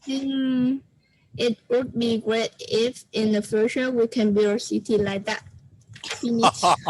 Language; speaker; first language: English; non-native, learner; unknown